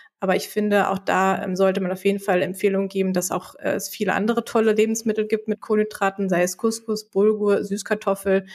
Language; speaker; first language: German; native; German